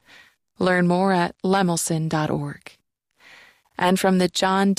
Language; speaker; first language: English; native; English